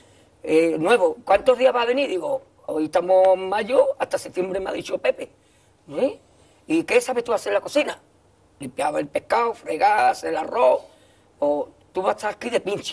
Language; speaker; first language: Spanish; native; Spanish